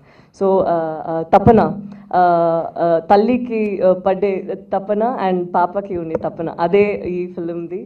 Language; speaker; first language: Telugu; non-native, local second language; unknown